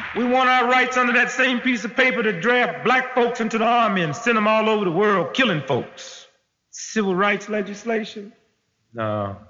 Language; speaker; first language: English; native; English